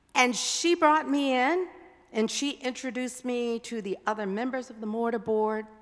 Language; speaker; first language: English; native; English